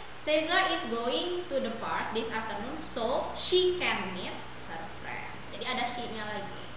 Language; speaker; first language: English; non-native, fluent; Indonesian